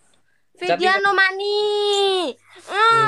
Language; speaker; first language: English; non-native, learner; Indonesian